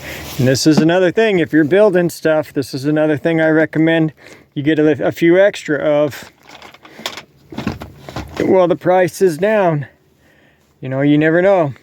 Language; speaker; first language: English; native; English